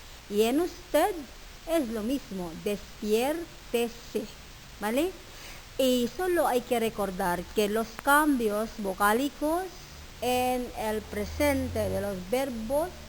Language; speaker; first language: Spanish; non-native, fluent; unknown